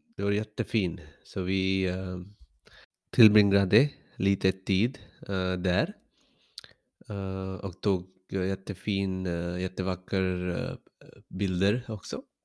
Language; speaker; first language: Swedish; non-native, learner; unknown